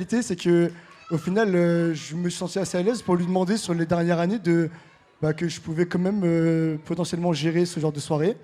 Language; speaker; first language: French; native; French